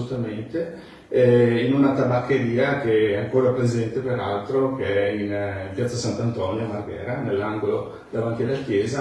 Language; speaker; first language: Italian; native; Italian